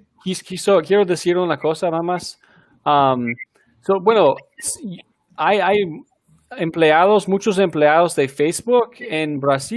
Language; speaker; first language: Spanish; non-native, fluent; English